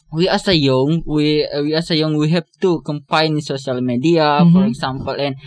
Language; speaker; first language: English; non-native, learner; Buginese